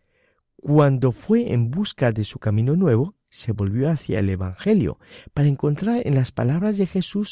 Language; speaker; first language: Spanish; native; Spanish